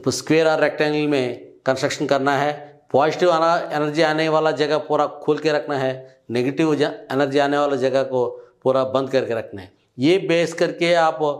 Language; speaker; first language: Hindi; non-native, local second language; Telugu